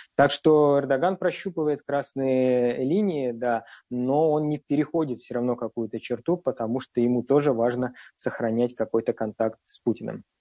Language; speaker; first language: Russian; native; Russian